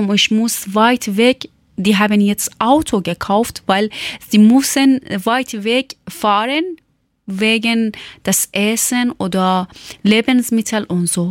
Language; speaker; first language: German; non-native, learner; Persian